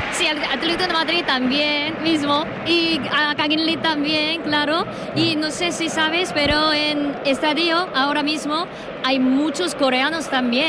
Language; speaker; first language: Spanish; non-native, learner; Korean